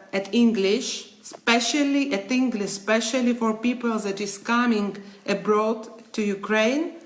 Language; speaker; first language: English; non-native, learner; Ukrainian